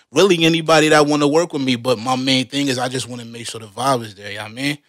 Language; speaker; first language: English; native; English